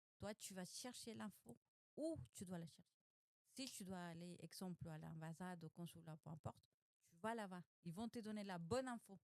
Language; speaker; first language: French; non-native, fluent; Spanish